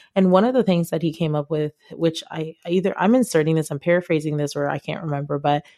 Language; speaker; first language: English; non-native, local second language; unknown